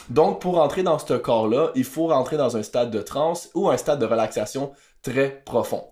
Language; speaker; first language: French; native; French